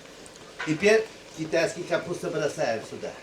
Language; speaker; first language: Russian; non-native, fluent; Uzbek